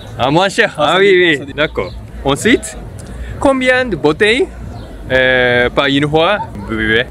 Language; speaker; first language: French; non-native, learner; Japanese